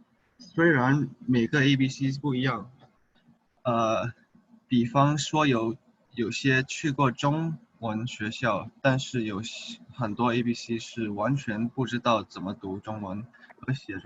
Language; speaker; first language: Chinese; early bilingual, heritage; English